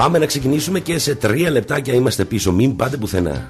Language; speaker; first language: Greek; native; Greek